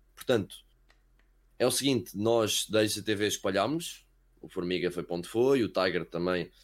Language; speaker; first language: Portuguese; early bilingual, heritage; Portuguese